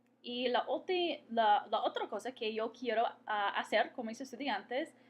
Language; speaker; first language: Spanish; non-native, fluent; English